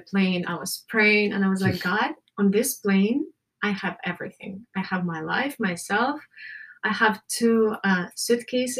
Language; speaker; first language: English; non-native, fluent; Ukrainian